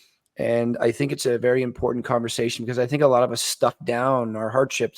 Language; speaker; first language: English; native; English